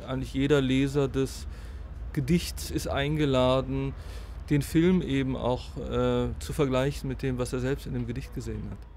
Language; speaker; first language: German; native; German